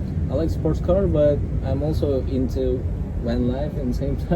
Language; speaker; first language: English; non-native, fluent; Turkish